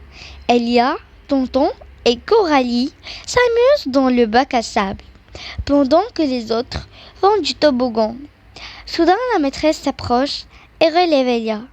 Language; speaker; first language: French; non-native, local second language; Arabic